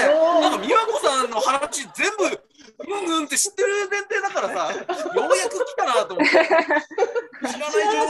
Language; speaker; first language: Japanese; native; Japanese